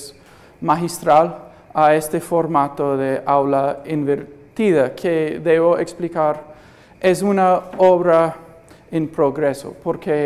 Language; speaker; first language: Spanish; non-native, fluent; English